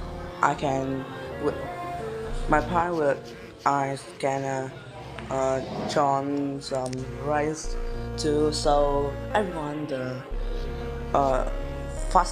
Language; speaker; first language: English; non-native, learner; Vietnamese